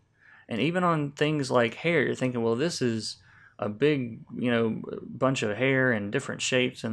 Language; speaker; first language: English; native; English